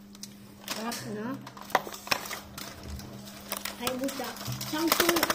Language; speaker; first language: Filipino; non-native, learner; Japanese